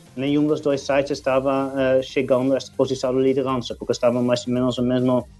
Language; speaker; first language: Portuguese; non-native, fluent; Dutch